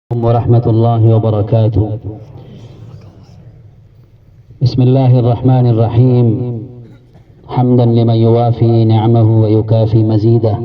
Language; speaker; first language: Arabic; non-native, fluent; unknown